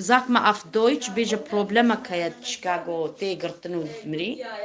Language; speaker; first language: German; non-native, learner; Kurdish